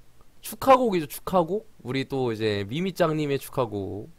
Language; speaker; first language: Korean; native; Korean